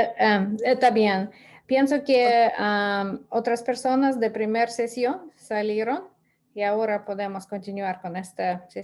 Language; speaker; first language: Spanish; non-native, fluent; English